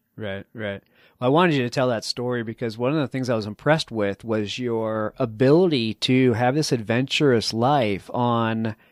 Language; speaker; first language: English; native; English